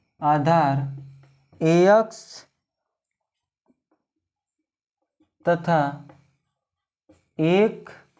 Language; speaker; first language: Hindi; native; Hindi